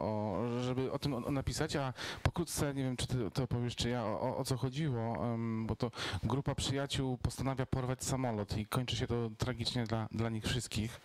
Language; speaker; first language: Polish; native; Polish